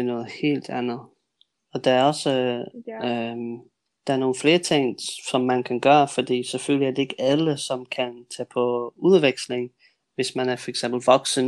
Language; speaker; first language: Danish; non-native, fluent; English